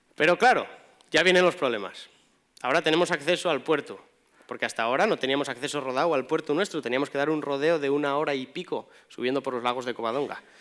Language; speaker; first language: Spanish; native; Spanish